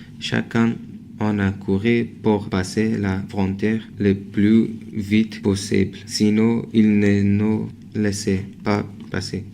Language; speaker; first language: French; non-native, learner; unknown